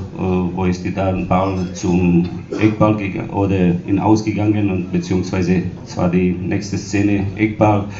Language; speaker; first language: German; non-native, fluent; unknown